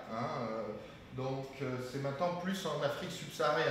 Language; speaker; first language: French; native; French